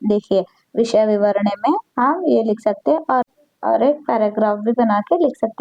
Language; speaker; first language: Hindi; non-native, local second language; Kannada